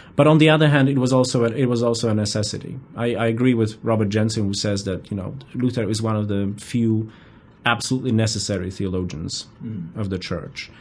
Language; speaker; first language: English; non-native, fluent; Polish